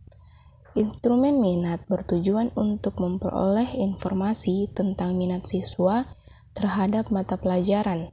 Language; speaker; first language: Indonesian; native; Indonesian